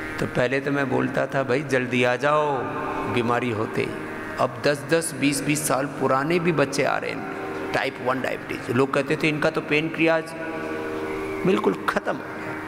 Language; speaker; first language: Hindi; native; Hindi